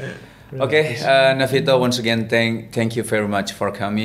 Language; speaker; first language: English; non-native, learner; Indonesian